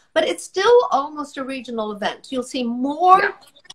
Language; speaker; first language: English; native; English